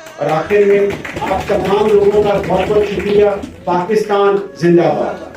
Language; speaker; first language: Urdu; native; Urdu